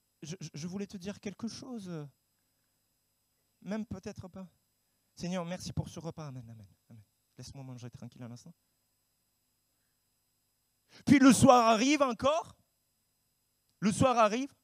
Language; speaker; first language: French; native; French